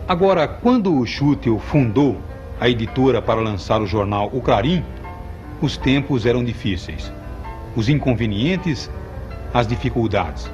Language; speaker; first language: Portuguese; native; Portuguese